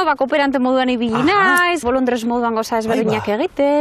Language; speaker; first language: Basque; non-native, local second language; Spanish